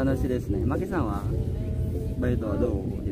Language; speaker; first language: Japanese; non-native, learner; Indonesian